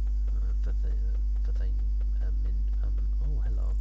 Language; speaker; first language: Welsh; non-native, learner; English